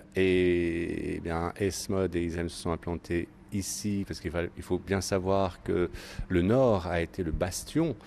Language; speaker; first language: French; native; French